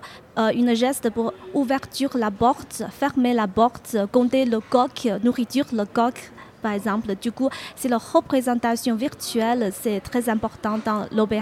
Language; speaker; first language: French; non-native, fluent; Chinese